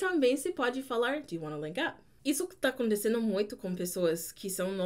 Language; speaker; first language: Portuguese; non-native, fluent; English